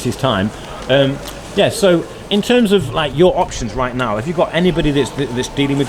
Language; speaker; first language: English; native; English